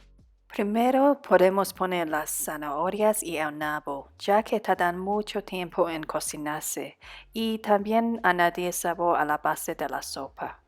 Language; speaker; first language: Spanish; non-native, fluent; Cantonese